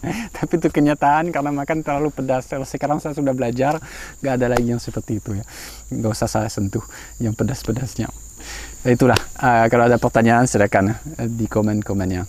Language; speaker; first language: Indonesian; non-native, fluent; French